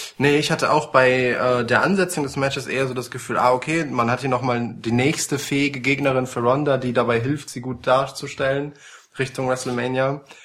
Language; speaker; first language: German; early bilingual, other home language; Polish